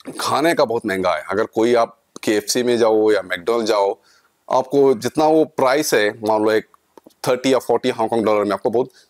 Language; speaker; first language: Hindi; non-native, local second language; Kannada